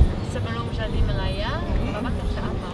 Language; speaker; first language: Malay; non-native, fluent; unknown